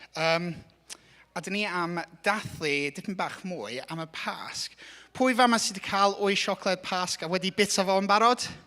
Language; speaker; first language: Welsh; non-native, local second language; English